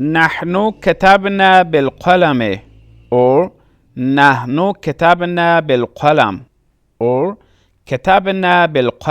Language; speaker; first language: Arabic; non-native, fluent; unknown